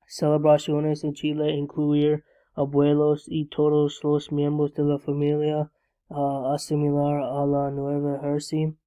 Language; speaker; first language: Spanish; non-native, learner; English